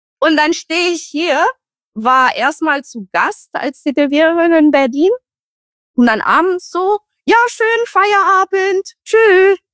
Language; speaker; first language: German; non-native, fluent; Romanian